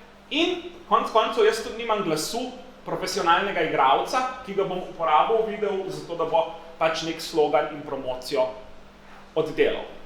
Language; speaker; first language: Slovenian; native; Slovenian